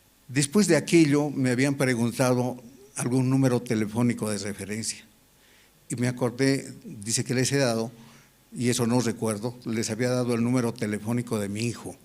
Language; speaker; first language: Spanish; native; Spanish